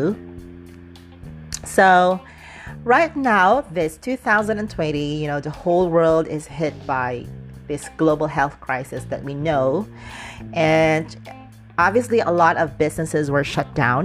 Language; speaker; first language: English; non-native, local second language; Cebuano